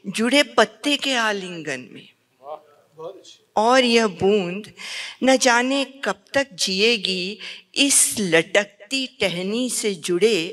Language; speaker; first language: Hindi; native; Hindi